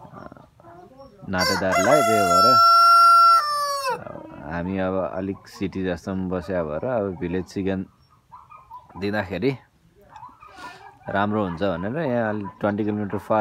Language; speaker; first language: Nepali; native; Nepali